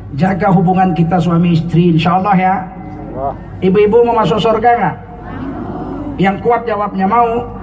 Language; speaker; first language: Indonesian; native; Indonesian